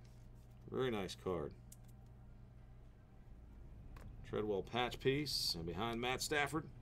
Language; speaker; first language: English; native; English